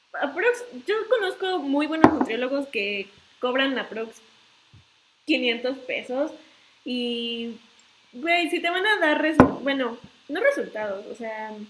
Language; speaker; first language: Spanish; native; Spanish